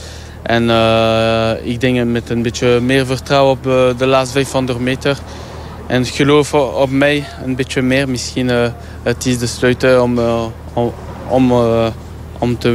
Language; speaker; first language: Dutch; non-native, learner; French